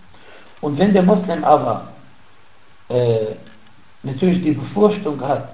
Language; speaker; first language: German; non-native, fluent; Arabic